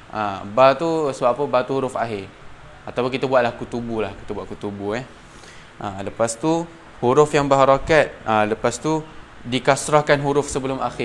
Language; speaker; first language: Malay; native; Malay